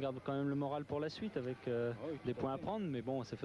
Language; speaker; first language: French; native; French